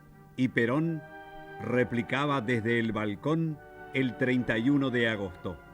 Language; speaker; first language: Spanish; native; Spanish